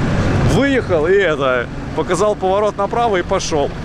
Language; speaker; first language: Russian; native; Russian